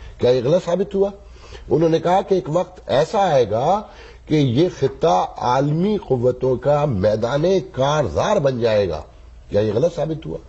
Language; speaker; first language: Urdu; native; Urdu